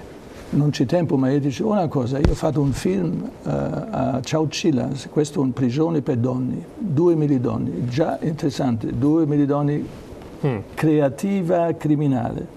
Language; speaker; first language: Italian; non-native, learner; German